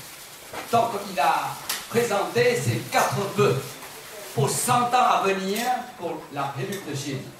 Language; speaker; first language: French; non-native, fluent; Chinese